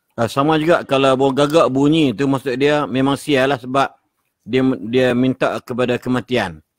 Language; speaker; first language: Malay; native; Malay